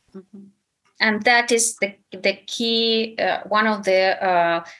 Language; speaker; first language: English; non-native, fluent; Ukrainian